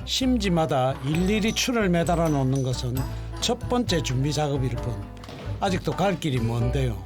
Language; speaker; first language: Korean; native; Korean